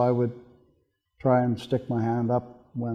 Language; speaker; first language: English; native; English